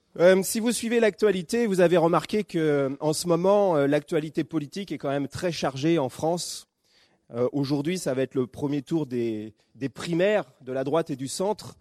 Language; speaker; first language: French; native; French